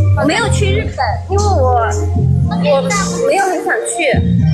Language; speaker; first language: Chinese; non-native, learner; Thai